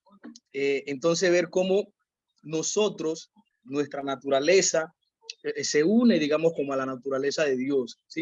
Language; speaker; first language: Spanish; native; Spanish